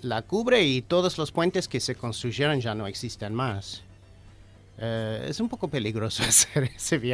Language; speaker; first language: Spanish; non-native, fluent; English